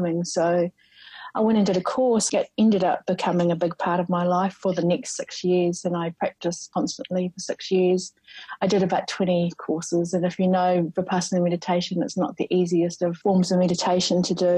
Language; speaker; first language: English; native; English